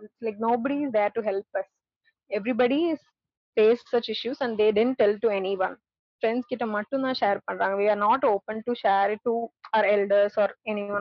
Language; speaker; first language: English; non-native, local second language; Tamil